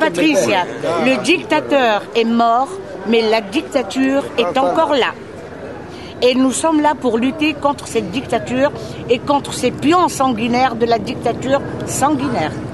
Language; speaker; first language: French; non-native, local second language; Arabic